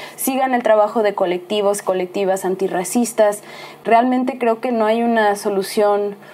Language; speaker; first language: Spanish; native; Spanish